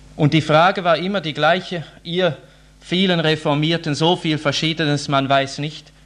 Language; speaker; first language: German; native; German